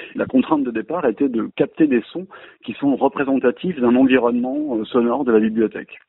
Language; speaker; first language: French; native; French